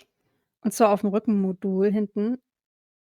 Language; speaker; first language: German; native; German